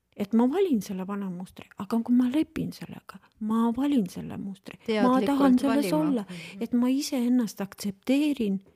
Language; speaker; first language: Estonian; non-native, local second language; Russian